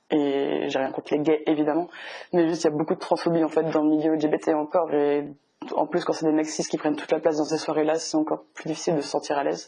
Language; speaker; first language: French; native; French